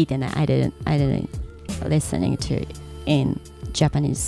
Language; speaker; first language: English; non-native, learner; Japanese